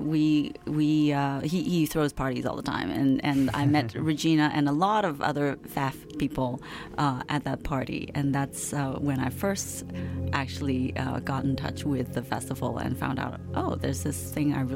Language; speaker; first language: English; non-native, local second language; Cantonese